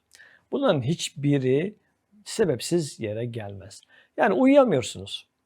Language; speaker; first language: Turkish; native; Turkish